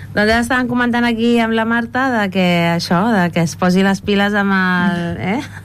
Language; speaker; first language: Catalan; native; Catalan